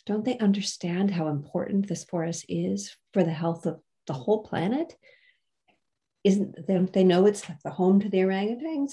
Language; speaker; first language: English; native; English